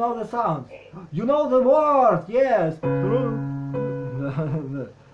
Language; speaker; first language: English; non-native, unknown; Russian